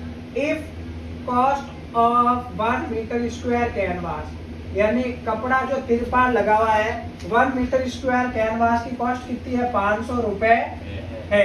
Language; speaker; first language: Hindi; native; Hindi